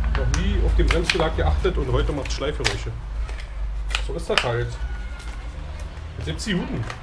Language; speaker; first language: German; native; German